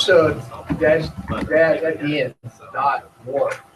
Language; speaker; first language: English; native; English